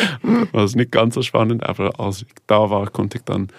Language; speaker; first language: German; non-native, fluent; English